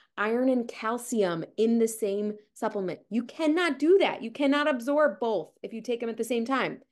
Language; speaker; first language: English; native; English